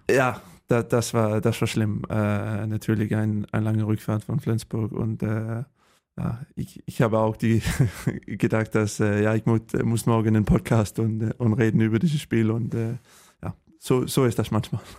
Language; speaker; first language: German; non-native, learner; Danish